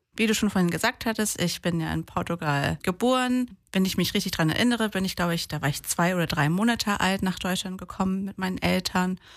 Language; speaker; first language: German; early bilingual, other home language; Portuguese